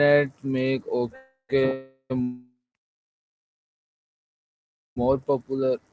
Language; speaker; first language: English; non-native, learner; Urdu